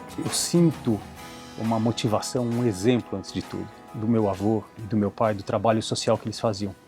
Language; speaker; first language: Portuguese; native; Portuguese